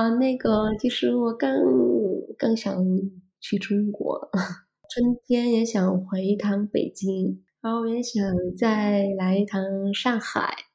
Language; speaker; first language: Chinese; non-native, fluent; Vietnamese